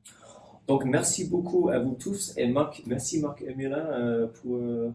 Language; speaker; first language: French; non-native, fluent; English